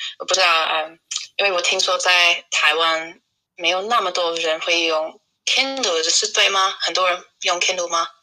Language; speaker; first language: Chinese; non-native, fluent; English